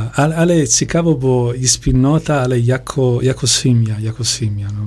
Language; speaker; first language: Ukrainian; non-native, learner; Italian